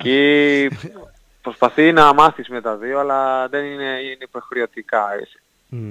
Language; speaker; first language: Greek; non-native, fluent; Spanish